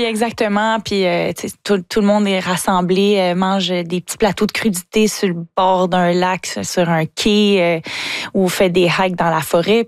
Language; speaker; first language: French; native; French